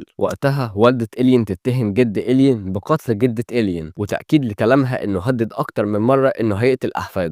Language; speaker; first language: Arabic; native; Arabic